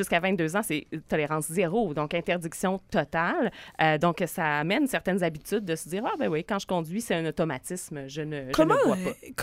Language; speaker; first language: French; native; French